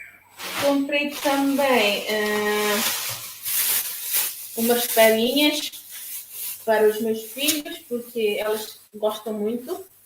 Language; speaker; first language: Portuguese; non-native, local second language; Tetum